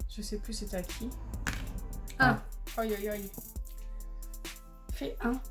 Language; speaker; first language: French; native; French